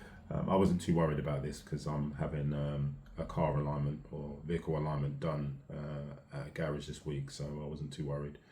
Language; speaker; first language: English; native; English